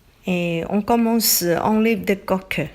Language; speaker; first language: French; non-native, learner; Thai